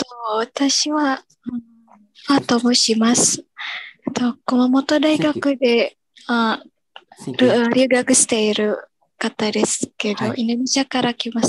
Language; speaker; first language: Japanese; non-native, learner; Indonesian